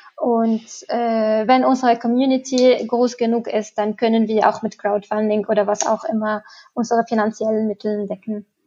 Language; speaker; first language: German; non-native, fluent; Arabic